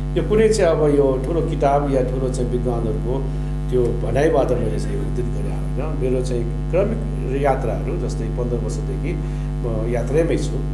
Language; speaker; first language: Nepali; non-native, local second language; Limburgish